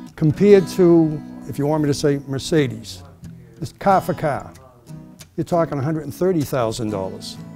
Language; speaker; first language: English; native; English